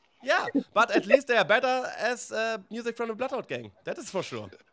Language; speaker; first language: English; non-native, fluent; German